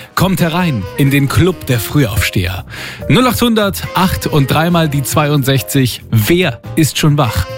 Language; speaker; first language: German; native; German